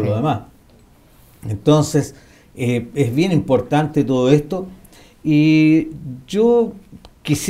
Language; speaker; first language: Spanish; native; Spanish